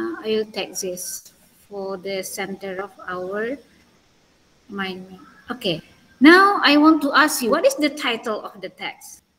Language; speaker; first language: English; non-native, learner; Indonesian